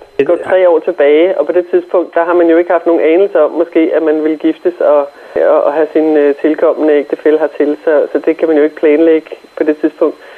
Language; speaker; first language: Danish; native; Danish